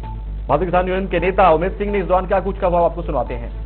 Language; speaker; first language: Hindi; native; Hindi